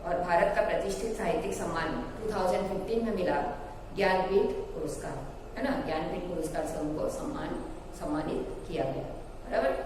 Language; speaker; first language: Hindi; non-native, local second language; Gujarati